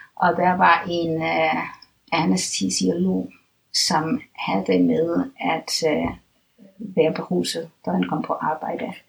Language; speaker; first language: Danish; non-native, fluent; English